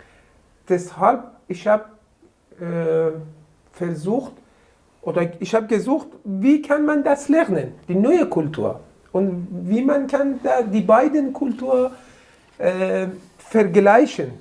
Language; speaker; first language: German; non-native, learner; Persian